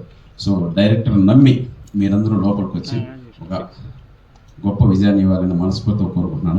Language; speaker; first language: Telugu; native; Telugu